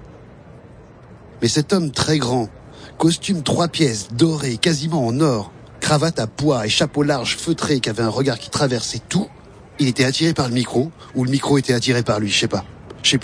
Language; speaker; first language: French; native; French